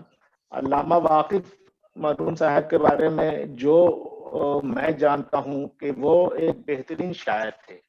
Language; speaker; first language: Urdu; native; Urdu